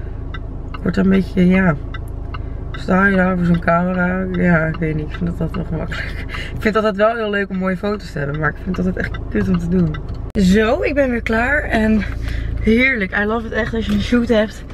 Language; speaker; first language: Dutch; native; Dutch